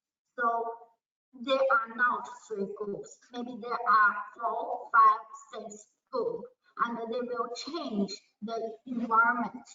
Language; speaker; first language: English; non-native, learner; Chinese